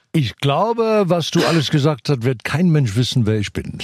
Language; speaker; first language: German; non-native, fluent; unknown